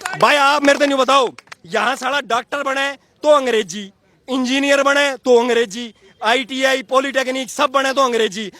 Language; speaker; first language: Hindi; native; Hindi